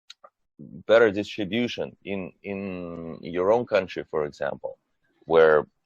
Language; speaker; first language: English; non-native, fluent; Russian